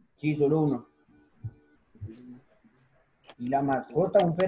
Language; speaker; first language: Spanish; native; Spanish